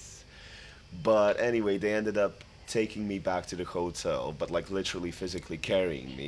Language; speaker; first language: English; non-native, fluent; Croatian